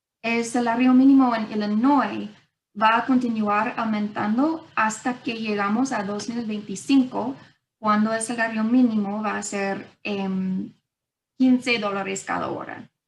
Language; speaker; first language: Spanish; non-native, fluent; English